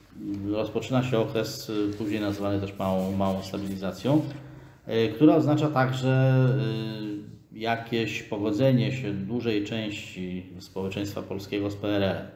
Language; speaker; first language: Polish; native; Polish